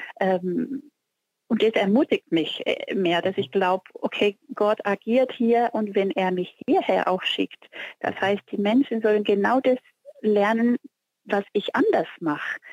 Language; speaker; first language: German; non-native, fluent; Portuguese